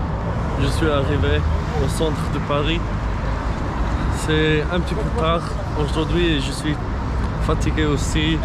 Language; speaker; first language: French; non-native, learner; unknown